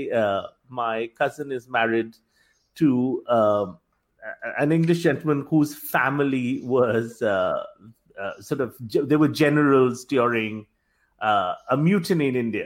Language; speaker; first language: English; non-native, local second language; Bangla